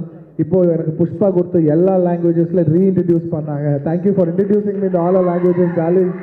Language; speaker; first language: Tamil; non-native, local second language; Telugu